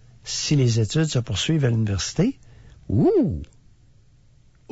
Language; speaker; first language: French; native; French